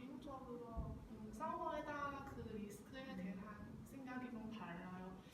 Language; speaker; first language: Korean; non-native, learner; Chinese